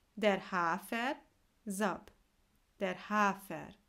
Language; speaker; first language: German; non-native, fluent; Hungarian